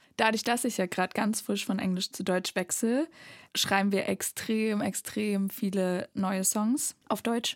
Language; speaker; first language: German; native; German